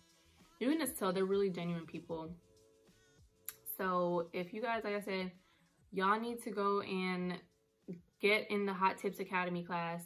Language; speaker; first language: English; native; English